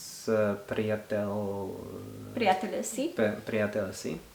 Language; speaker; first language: Bulgarian; non-native, learner; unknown